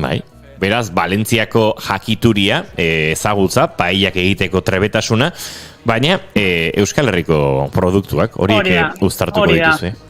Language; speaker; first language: Basque; native; Basque